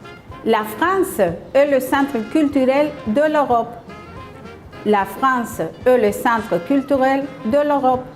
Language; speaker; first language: French; non-native, fluent; Spanish